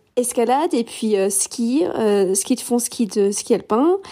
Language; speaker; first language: French; early bilingual, other home language; English